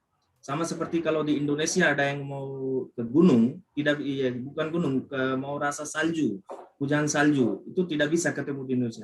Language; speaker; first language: Indonesian; non-native, fluent; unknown